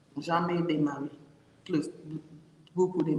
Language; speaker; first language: French; non-native, learner; English